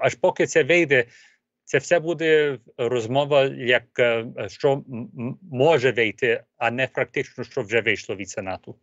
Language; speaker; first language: Ukrainian; early bilingual, heritage; Ukrainian